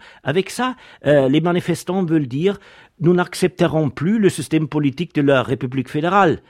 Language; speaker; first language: French; non-native, fluent; German